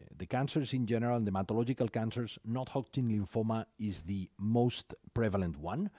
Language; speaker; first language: English; non-native, fluent; Spanish